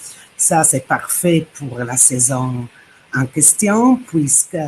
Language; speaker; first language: French; non-native, fluent; Italian